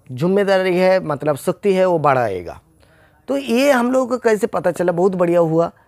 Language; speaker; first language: Hindi; non-native, local second language; Bangla